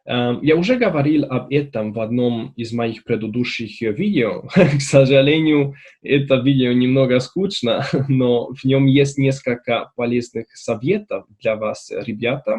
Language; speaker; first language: Russian; non-native, learner; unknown